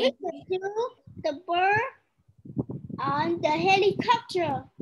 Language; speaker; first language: English; non-native, learner; Vietnamese